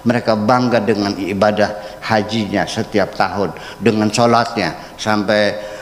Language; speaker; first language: Indonesian; native; Indonesian